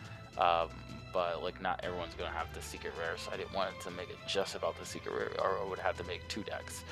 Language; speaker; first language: English; native; English